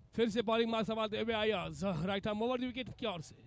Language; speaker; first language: Hindi; non-native, local second language; Kannada